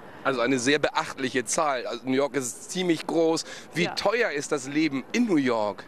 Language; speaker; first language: German; native; German